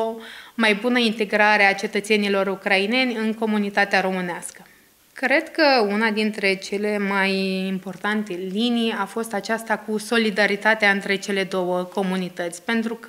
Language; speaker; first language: Romanian; native; Romanian